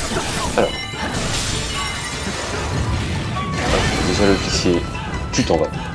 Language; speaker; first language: French; native; French